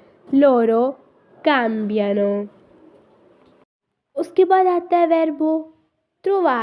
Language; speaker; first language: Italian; non-native, fluent; Urdu